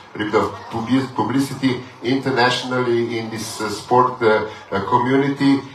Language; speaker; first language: English; non-native, fluent; Slovenian